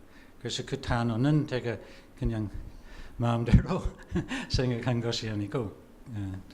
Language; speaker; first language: Korean; non-native, fluent; English